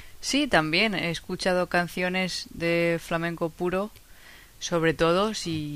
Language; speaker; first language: Spanish; non-native, fluent; English